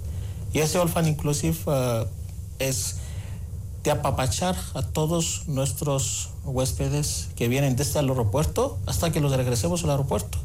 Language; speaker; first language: Spanish; non-native, fluent; Greek